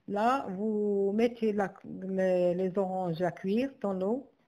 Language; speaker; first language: French; non-native, local second language; Arabic